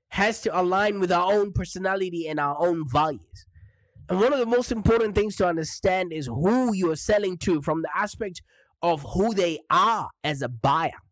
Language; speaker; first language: English; non-native, local second language; Shona